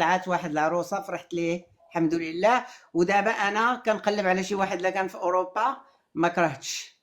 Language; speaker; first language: Arabic; native; Arabic